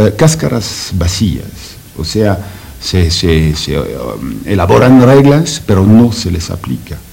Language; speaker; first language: Spanish; non-native, fluent; French